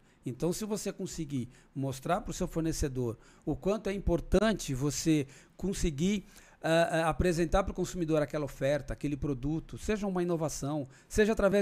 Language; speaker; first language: Portuguese; native; Portuguese